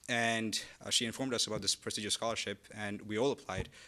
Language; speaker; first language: English; non-native, fluent; Amharic